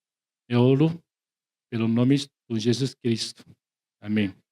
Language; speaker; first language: Portuguese; non-native, learner; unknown